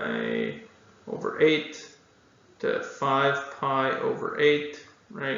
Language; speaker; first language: English; native; English